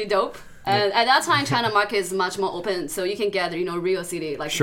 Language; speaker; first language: English; non-native, learner; Chinese